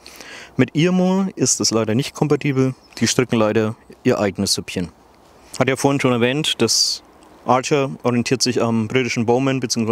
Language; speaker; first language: German; native; German